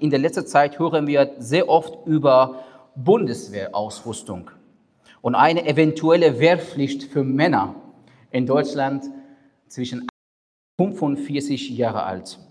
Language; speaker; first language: German; non-native, fluent; Persian